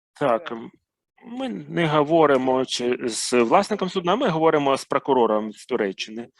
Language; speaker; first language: Ukrainian; non-native, fluent; Arabic